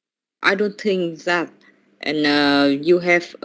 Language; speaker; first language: English; non-native, learner; Vietnamese